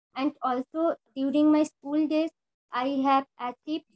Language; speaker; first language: English; non-native, local second language; Bangla